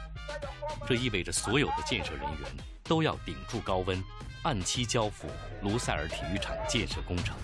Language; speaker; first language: Chinese; native; Chinese